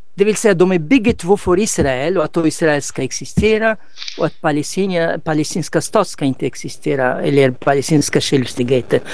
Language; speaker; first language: Swedish; non-native, fluent; Arabic